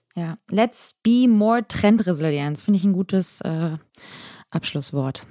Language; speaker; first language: German; early bilingual, other home language; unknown